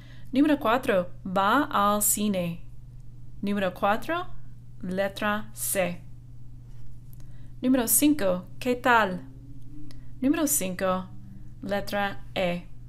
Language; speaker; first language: Spanish; non-native, fluent; English